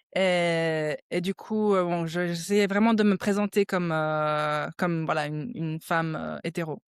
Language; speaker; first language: French; native; French